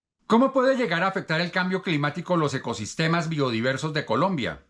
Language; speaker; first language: Spanish; native; Spanish